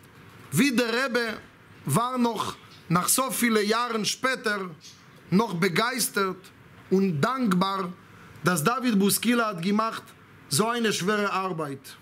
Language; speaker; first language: German; non-native, fluent; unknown